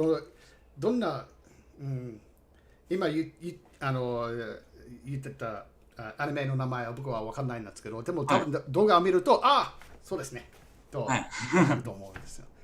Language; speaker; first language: Japanese; non-native, fluent; English